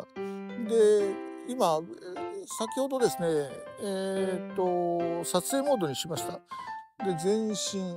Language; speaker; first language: Japanese; native; Japanese